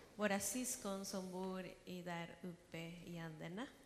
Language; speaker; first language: Swedish; non-native, learner; Spanish